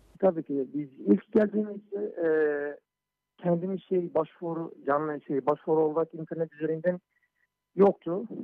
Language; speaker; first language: Turkish; non-native, fluent; Somali